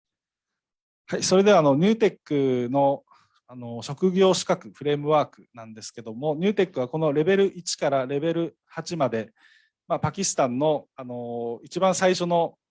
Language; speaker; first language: Japanese; native; Japanese